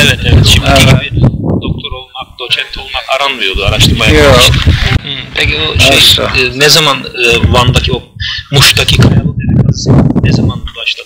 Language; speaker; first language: Turkish; native; Turkish